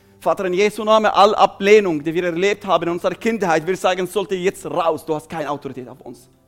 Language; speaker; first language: German; non-native, fluent; Arabic